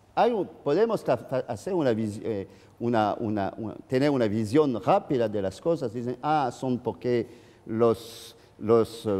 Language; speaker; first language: Spanish; non-native, fluent; French